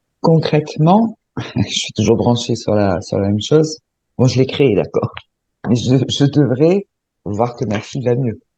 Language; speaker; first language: French; native; French